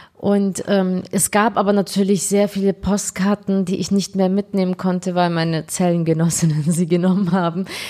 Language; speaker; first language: German; early bilingual, other home language; Turkish